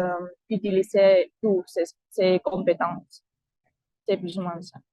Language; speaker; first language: French; non-native, fluent; Spanish